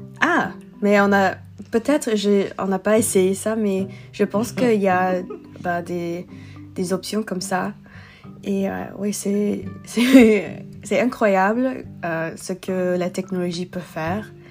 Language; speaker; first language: French; non-native, learner; English